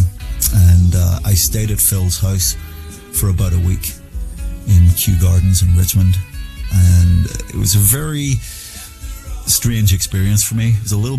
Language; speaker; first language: English; native; English